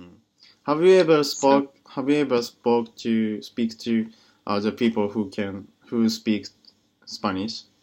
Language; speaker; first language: English; non-native, learner; Japanese